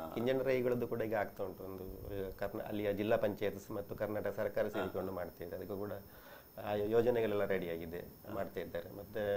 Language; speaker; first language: Kannada; non-native, local second language; Tulu